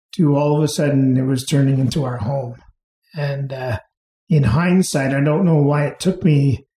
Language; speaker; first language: English; native; English